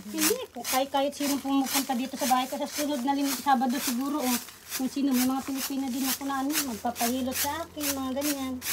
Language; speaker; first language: Filipino; native; Filipino